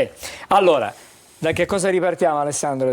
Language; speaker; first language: Italian; native; Italian